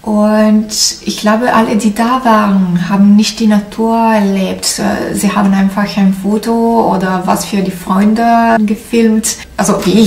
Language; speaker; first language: German; non-native, learner; Italian